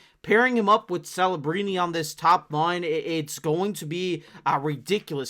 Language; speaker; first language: English; native; English